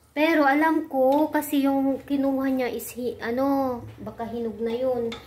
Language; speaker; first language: Filipino; non-native, local second language; Iloko